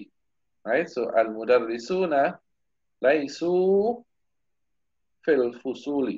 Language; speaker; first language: Arabic; non-native, fluent; English